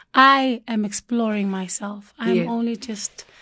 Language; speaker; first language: English; non-native, local second language; Zulu